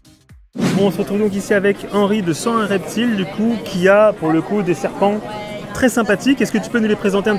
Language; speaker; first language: French; native; French